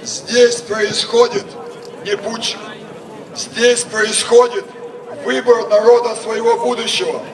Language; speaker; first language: Russian; non-native, local second language; Ukrainian